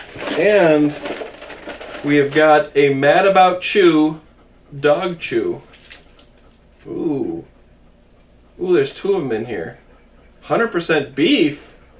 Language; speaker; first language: English; native; English